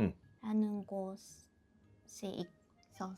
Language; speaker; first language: Korean; non-native, learner; Japanese